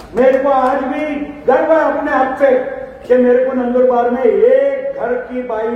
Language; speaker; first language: Hindi; non-native, local second language; Marathi